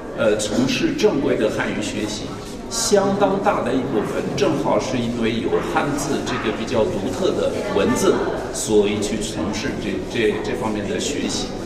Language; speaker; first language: Chinese; non-native, fluent; French